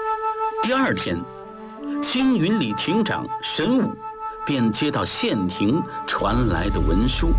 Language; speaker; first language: Chinese; native; Chinese